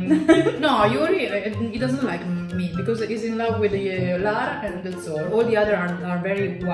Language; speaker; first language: English; non-native, fluent; Italian